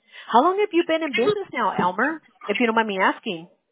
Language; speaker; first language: English; early bilingual, other home language; Spanish